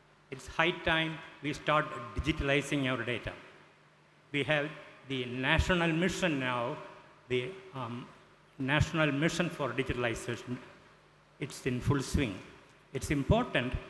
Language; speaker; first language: English; non-native, local second language; Malayalam